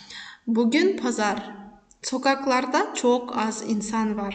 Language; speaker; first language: Turkish; non-native, fluent; Kazakh